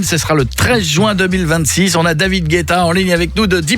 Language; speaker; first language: French; native; French